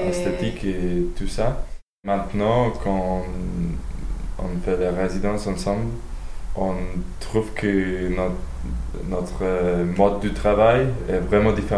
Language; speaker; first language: French; non-native, learner; Polish